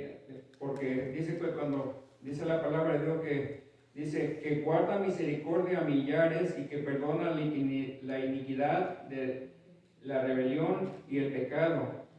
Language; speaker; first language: Spanish; native; Spanish